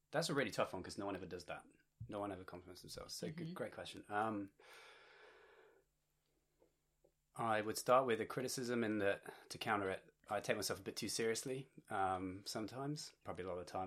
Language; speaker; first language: English; native; English